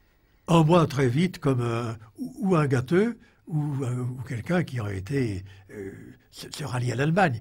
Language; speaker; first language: French; native; French